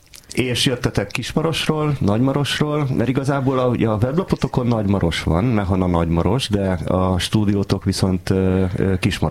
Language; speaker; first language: Hungarian; native; Hungarian